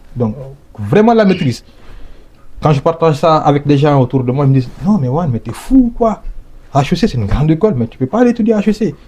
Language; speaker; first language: French; non-native, local second language; Fula